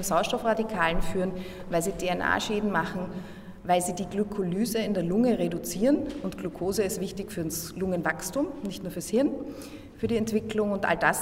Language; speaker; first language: German; native; German